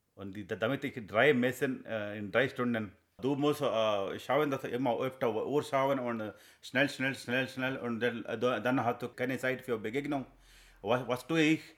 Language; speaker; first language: German; non-native, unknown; Kannada